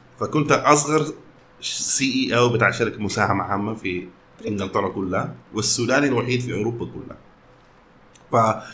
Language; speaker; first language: Arabic; early bilingual, heritage; Arabic